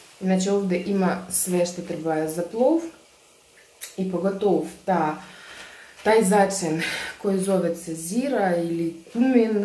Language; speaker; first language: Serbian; non-native, learner; Russian